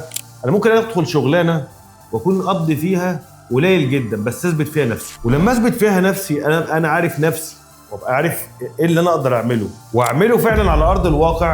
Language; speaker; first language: Arabic; native; Arabic